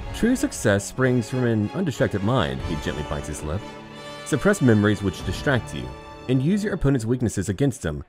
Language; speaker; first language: English; native; English